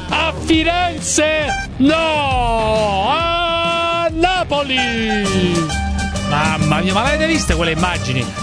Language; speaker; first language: Italian; native; Italian